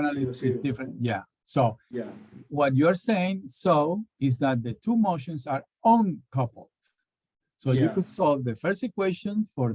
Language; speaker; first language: English; non-native, fluent; Spanish